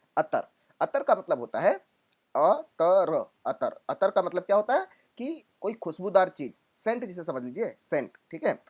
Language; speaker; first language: Hindi; non-native, local second language; Gujarati